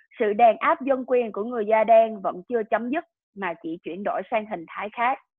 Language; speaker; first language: Vietnamese; early bilingual, heritage; Vietnamese